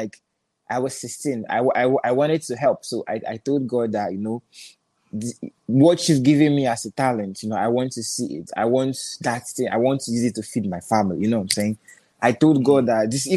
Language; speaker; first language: English; non-native, local second language; Igbo